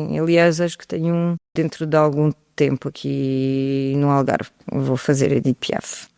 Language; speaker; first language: Portuguese; early bilingual, heritage; French